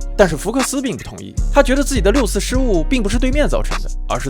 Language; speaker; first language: Chinese; native; Chinese